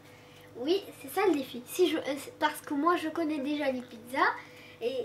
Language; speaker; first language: French; non-native, local second language; Arabic